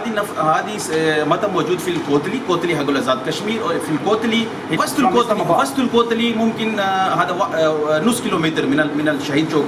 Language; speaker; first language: Arabic; non-native, learner; Urdu